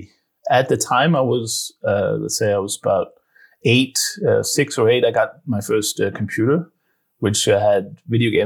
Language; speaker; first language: English; non-native, fluent; Danish